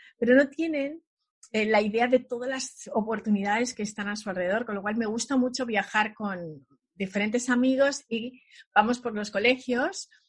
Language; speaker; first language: Spanish; early bilingual, other home language; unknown